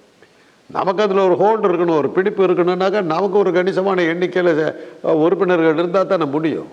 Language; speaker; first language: Tamil; native; Tamil